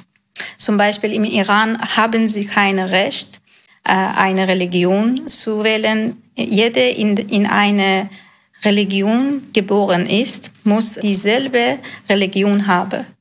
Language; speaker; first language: German; non-native, learner; Persian